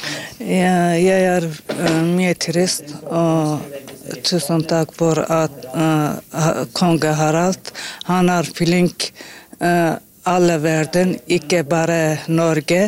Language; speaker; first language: Norwegian; non-native, learner; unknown